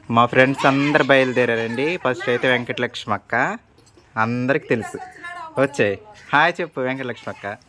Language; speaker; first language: Telugu; native; Telugu